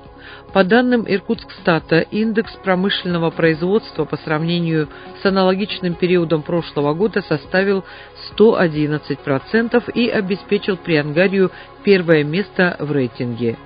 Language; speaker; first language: Russian; native; Russian